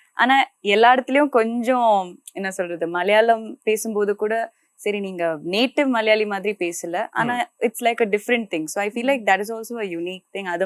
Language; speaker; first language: Tamil; non-native, local second language; Malayalam